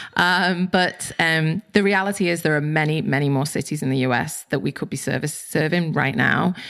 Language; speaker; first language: English; native; English